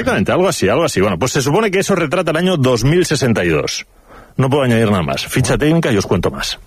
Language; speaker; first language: Spanish; native; Spanish